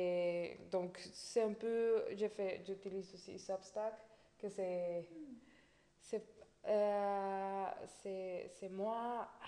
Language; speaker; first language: French; non-native, fluent; Spanish